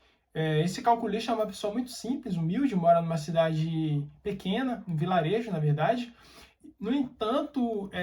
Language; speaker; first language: Portuguese; native; Portuguese